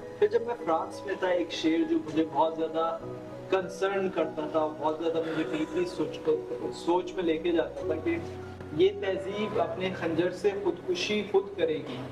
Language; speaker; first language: Urdu; early bilingual, heritage; Urdu